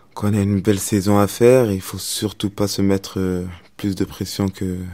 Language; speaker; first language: French; native; French